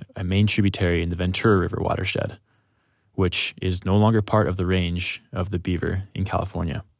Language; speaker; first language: English; native; English